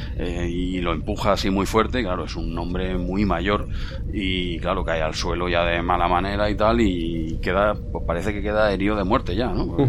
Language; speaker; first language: Spanish; native; Spanish